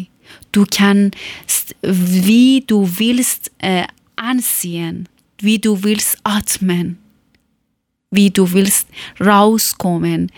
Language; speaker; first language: German; non-native, learner; Persian